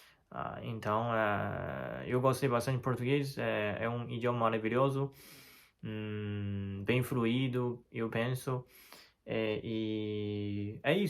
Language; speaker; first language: Portuguese; non-native, fluent; Chinese